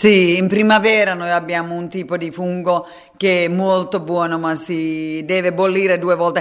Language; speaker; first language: Italian; non-native, fluent; Finnish